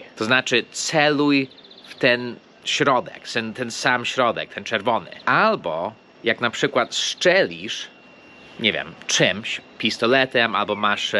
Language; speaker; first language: Polish; early bilingual, heritage; Polish